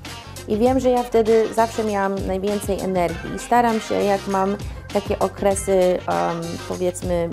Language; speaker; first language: Polish; early bilingual, heritage; Polish